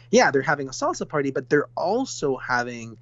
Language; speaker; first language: English; non-native, fluent; Spanish